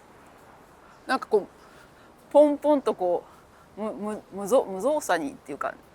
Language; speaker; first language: Japanese; native; Japanese